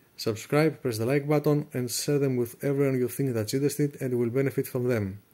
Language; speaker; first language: English; non-native, fluent; Greek